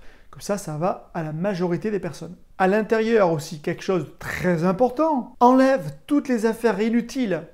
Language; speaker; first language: French; native; French